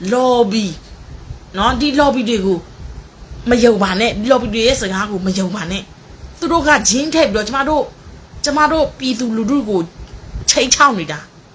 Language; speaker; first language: Burmese; non-native, local second language; S'gaw Karen